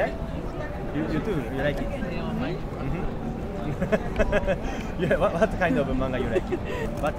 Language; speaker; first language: English; non-native, learner; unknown